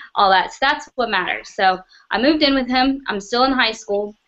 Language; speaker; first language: English; native; English